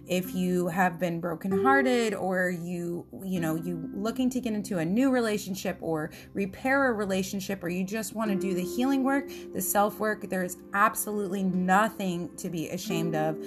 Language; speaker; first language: English; early bilingual, other home language; Italian